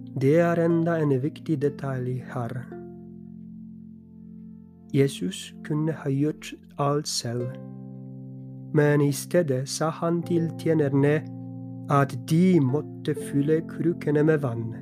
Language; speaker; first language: Norwegian; non-native, fluent; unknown